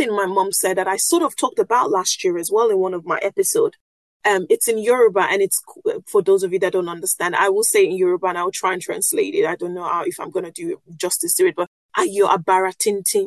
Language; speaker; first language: English; non-native, local second language; Yoruba